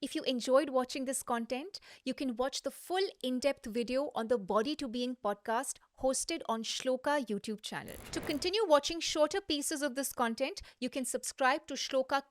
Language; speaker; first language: English; non-native, local second language; Hindi